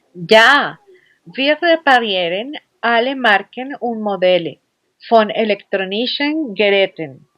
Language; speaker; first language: German; non-native, learner; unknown